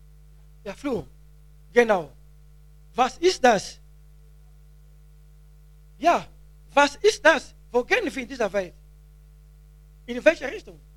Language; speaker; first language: German; non-native, learner; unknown